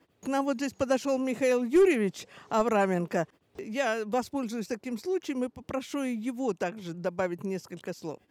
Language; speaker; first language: Russian; native; Russian